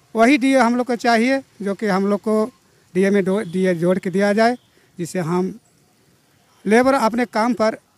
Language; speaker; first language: Hindi; native; Hindi